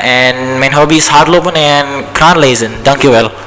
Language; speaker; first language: Dutch; non-native, learner; Indonesian